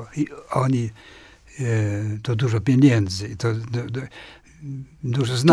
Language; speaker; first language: Polish; non-native, fluent; Swedish